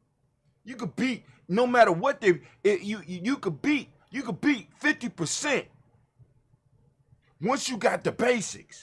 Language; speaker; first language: English; native; English